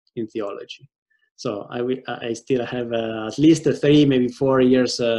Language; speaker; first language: English; non-native, fluent; Italian